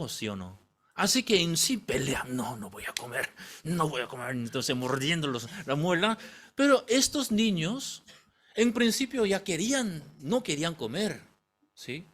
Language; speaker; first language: Spanish; non-native, fluent; Korean